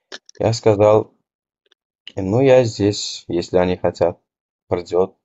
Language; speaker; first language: Russian; non-native, local second language; Turkmen